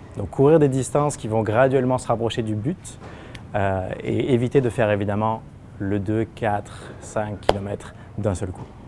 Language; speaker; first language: French; native; French